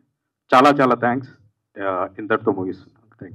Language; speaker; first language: Telugu; native; Telugu